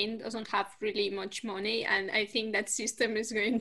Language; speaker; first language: English; non-native, learner; Spanish